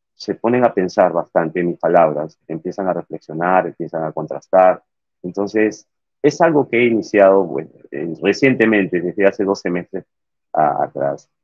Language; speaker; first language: Spanish; native; Spanish